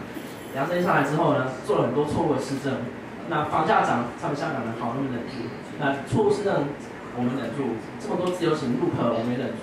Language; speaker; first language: Chinese; native; Chinese